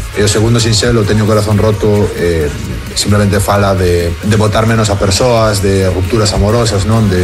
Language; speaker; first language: Galician; non-native, local second language; Spanish